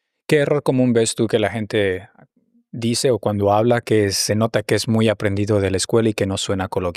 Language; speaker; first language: Spanish; native; Spanish